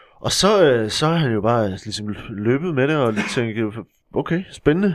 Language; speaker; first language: Danish; native; Danish